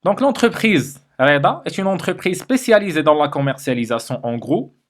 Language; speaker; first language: French; non-native, local second language; Arabic